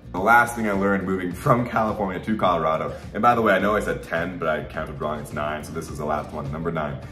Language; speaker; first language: English; native; English